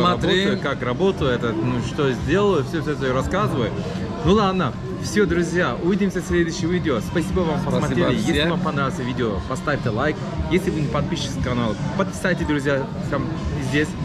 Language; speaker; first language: Russian; non-native, learner; Turkish